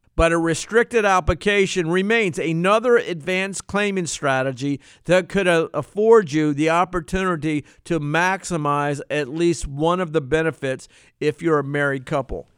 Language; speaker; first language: English; native; English